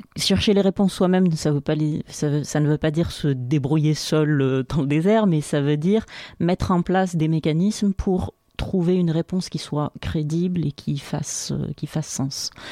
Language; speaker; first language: French; non-native, local second language; Arabic